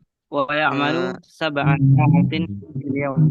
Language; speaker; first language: Arabic; non-native, learner; Indonesian